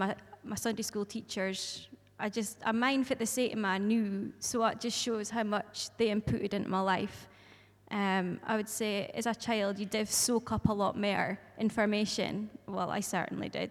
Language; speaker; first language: English; native; English